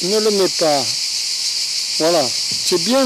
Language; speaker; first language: French; native; French